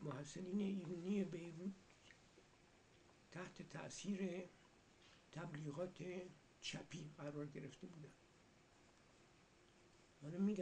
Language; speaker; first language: Persian; early bilingual, heritage; Persian